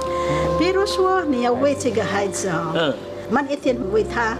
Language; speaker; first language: Chinese; non-native, fluent; Filipino